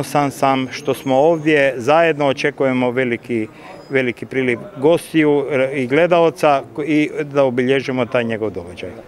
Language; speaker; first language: Croatian; native; Croatian